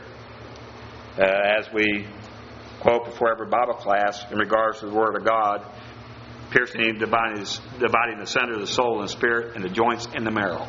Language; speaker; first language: English; native; English